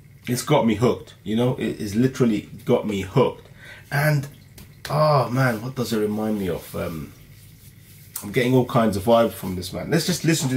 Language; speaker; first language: English; early bilingual, other home language; Urdu